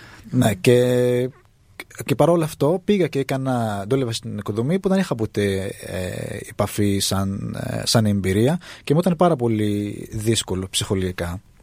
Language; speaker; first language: Greek; non-native, fluent; Arabic